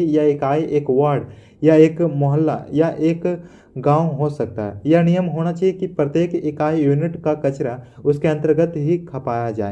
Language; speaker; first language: Hindi; native; Hindi